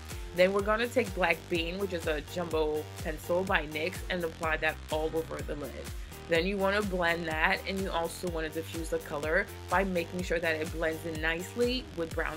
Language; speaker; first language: English; native; English